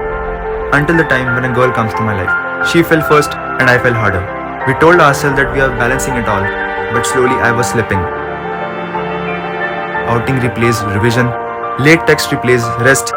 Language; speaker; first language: English; non-native, local second language; Hindi